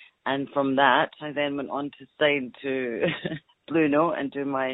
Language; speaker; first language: English; native; English